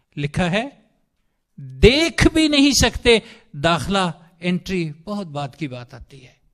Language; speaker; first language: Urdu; non-native, local second language; Punjabi